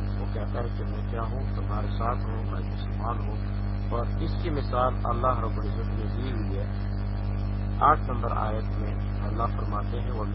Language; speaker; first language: Urdu; non-native, local second language; Pashto